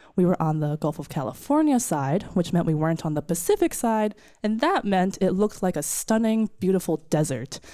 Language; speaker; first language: English; native; English